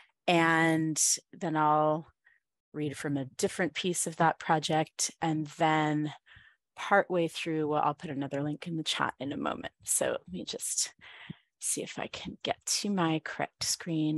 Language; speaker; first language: English; native; English